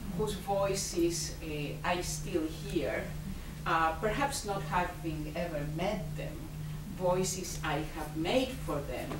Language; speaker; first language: English; non-native, fluent; Spanish